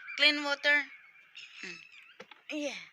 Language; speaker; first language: English; non-native, learner; Hiligaynon